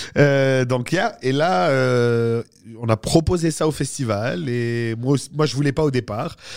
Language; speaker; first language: French; native; French